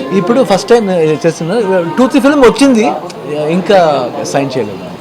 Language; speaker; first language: Telugu; non-native, learner; Kannada